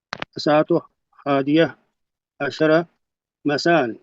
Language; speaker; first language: Arabic; non-native, learner; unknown